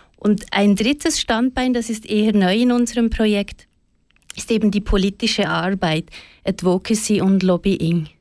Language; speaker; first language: German; native; German